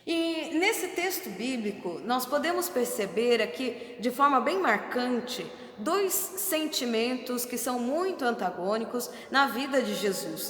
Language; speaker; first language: Portuguese; native; Portuguese